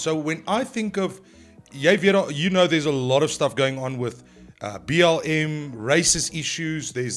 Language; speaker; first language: English; non-native, local second language; Afrikaans